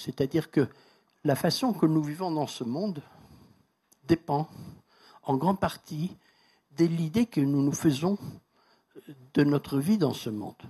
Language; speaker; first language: French; non-native, fluent; Persian